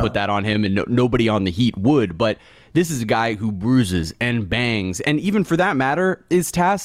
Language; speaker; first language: English; native; English